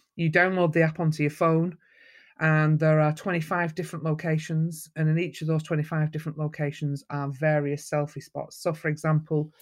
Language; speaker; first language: English; native; English